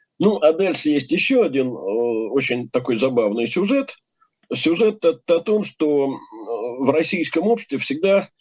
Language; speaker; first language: Russian; native; Russian